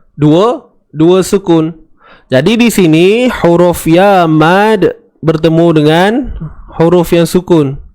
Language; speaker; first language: Malay; native; Malay